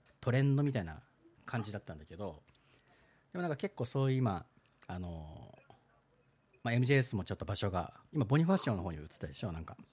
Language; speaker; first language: Japanese; early bilingual, heritage; Japanese